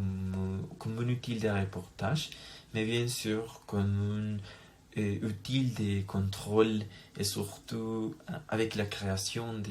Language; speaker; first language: French; non-native, learner; Spanish